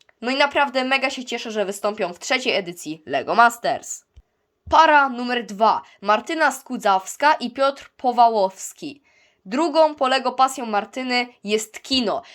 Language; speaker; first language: Polish; native; Polish